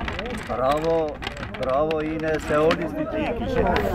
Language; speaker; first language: Greek; non-native, learner; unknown